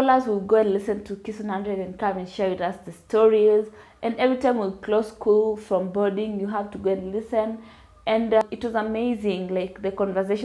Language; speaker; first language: English; non-native, local second language; Luyia